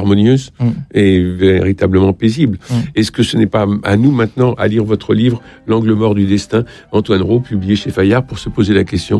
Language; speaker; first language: French; native; French